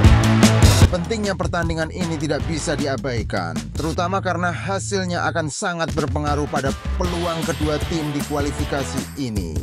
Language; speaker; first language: Indonesian; native; Indonesian